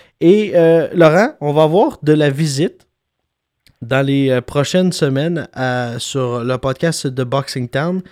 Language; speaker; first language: French; native; French